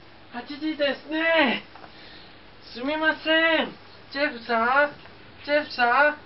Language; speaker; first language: Japanese; non-native, learner; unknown